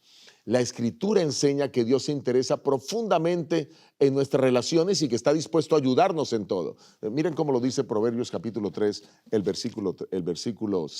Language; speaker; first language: Spanish; native; Spanish